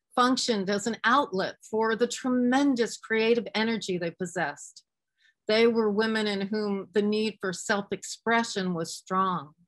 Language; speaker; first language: English; native; English